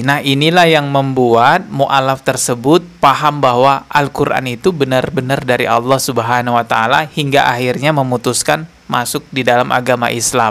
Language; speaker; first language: Indonesian; native; Indonesian